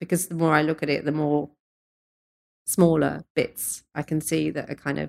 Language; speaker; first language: English; native; English